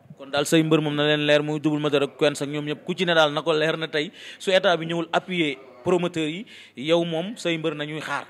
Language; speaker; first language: Wolof; native; Wolof